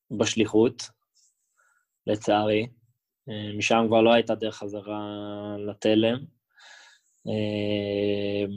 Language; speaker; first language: Hebrew; native; Hebrew